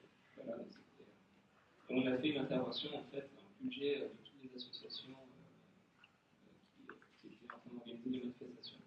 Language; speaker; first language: French; native; French